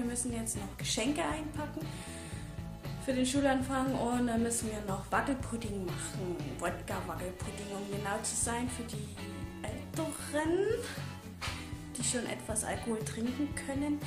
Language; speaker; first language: German; native; German